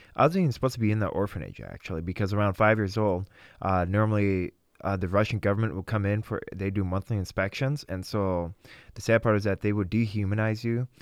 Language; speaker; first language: English; early bilingual, other home language; Russian